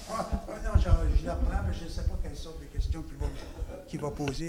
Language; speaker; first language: French; native; French